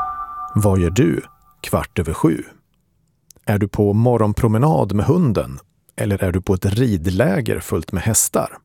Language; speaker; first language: Swedish; native; Swedish